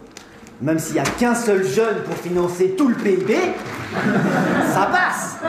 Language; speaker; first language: French; native; French